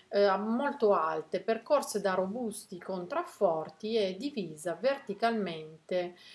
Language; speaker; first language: Italian; native; Italian